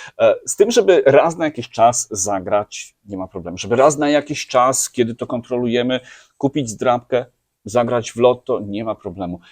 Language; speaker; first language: Polish; native; Polish